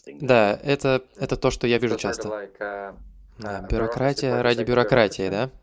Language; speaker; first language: Russian; non-native, fluent; English